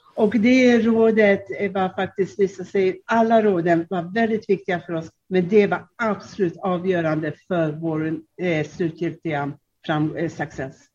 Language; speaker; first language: Swedish; non-native, fluent; Czech